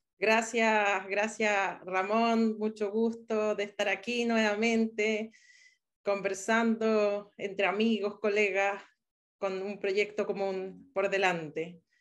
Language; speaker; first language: Spanish; native; Spanish